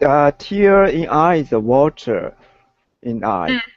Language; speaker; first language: English; non-native, learner; Japanese